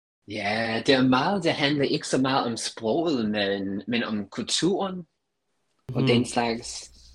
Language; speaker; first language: Danish; non-native, fluent; English